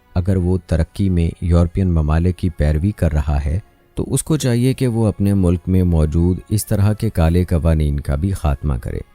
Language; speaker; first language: Urdu; native; Urdu